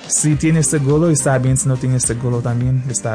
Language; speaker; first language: Spanish; non-native, fluent; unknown